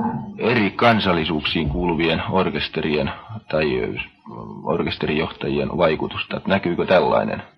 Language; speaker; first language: Finnish; native; Finnish